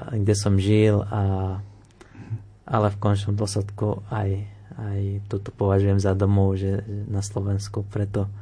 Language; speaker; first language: Slovak; non-native, fluent; Arabic